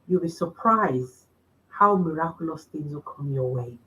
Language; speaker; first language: English; non-native, local second language; Yoruba